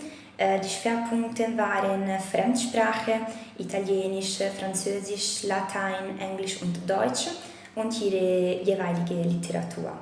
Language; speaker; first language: German; non-native, fluent; Italian